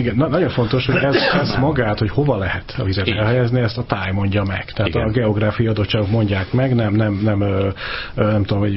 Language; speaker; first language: Hungarian; native; Hungarian